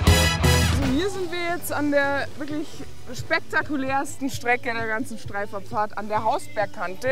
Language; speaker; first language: German; native; German